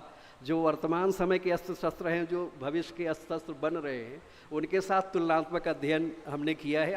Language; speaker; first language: Hindi; native; Hindi